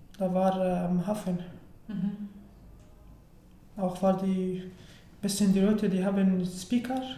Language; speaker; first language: German; non-native, learner; Arabic